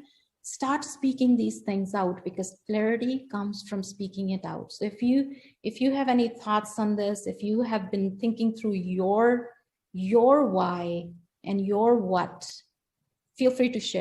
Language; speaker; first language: English; non-native, local second language; Hindi